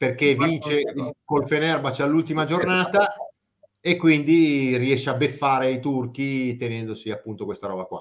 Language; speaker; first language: Italian; native; Italian